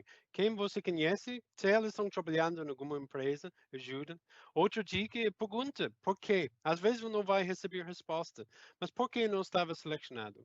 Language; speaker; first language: Portuguese; non-native, fluent; English